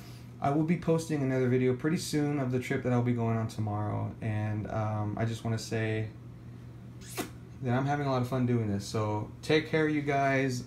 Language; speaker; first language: English; native; English